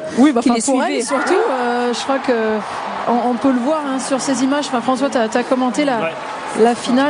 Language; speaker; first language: French; native; French